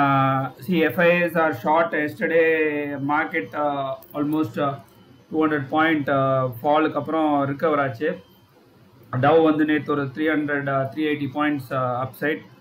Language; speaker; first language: Tamil; native; Tamil